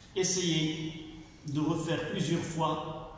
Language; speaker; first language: French; non-native, local second language; Arabic